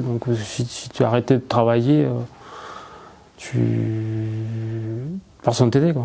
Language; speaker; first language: French; non-native, fluent; Spanish